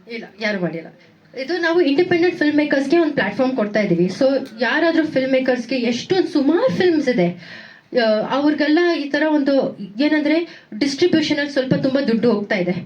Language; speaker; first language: Kannada; non-native, local second language; Tamil